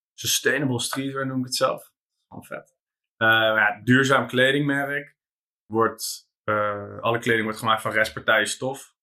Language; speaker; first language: Dutch; native; Dutch